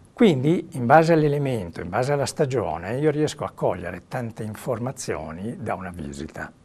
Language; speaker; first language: Italian; native; Italian